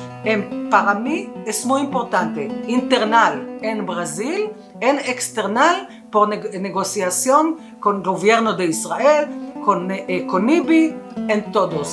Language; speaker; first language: Portuguese; non-native, learner; Spanish